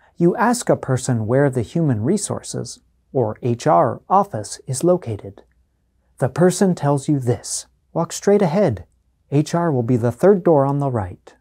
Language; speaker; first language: English; native; English